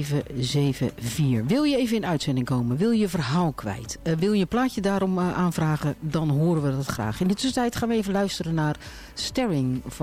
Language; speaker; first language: Dutch; native; Dutch